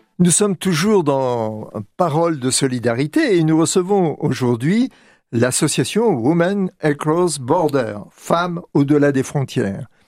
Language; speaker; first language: French; native; French